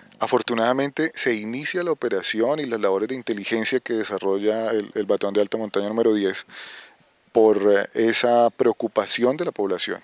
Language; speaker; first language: Spanish; native; Spanish